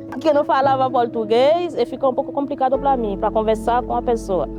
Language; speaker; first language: Portuguese; non-native, learner; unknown